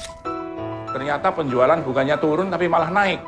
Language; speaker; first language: Indonesian; native; Indonesian